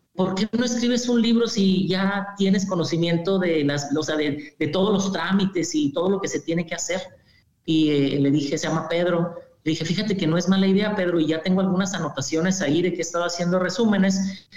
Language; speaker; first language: Spanish; native; Spanish